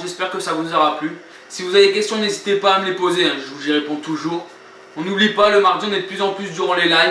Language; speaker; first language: French; native; French